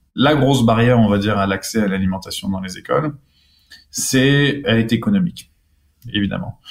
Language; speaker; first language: French; native; French